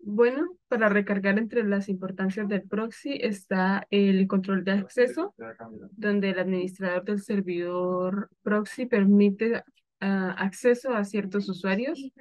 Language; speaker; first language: Spanish; native; Spanish